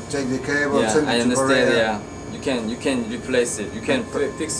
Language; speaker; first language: English; non-native, learner; Korean